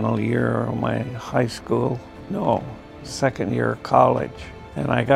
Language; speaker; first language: English; native; English